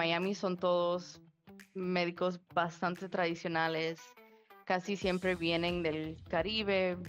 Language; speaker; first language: Spanish; early bilingual, heritage; Spanish